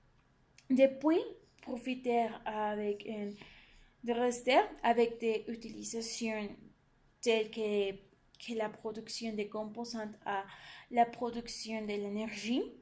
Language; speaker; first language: French; non-native, learner; Spanish